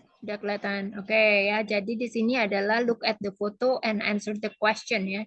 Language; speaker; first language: Indonesian; native; Indonesian